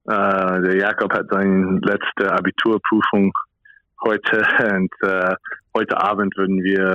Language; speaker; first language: German; non-native, fluent; English